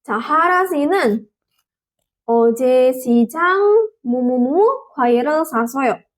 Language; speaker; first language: Korean; non-native, learner; Indonesian